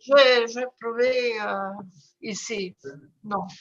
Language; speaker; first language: French; non-native, learner; Italian